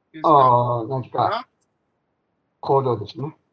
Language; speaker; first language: Japanese; non-native, fluent; Chinese